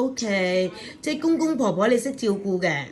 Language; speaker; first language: Cantonese; native; Cantonese